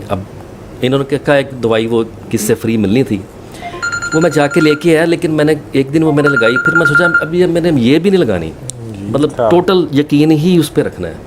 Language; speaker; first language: Urdu; native; Urdu